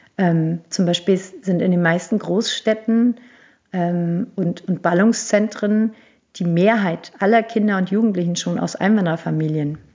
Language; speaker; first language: German; early bilingual, other home language; Turkish